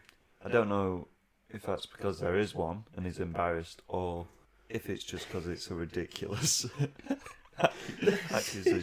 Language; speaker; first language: English; native; English